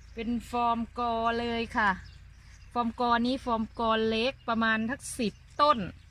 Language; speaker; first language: Thai; native; Thai